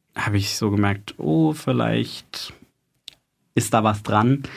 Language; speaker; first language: German; native; German